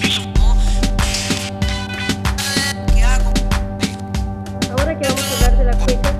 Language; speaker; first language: Spanish; native; Spanish